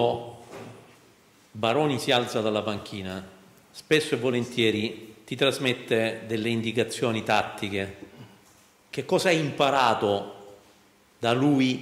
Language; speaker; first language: Italian; native; Italian